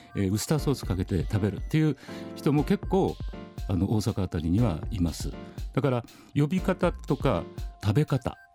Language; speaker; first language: Japanese; native; Japanese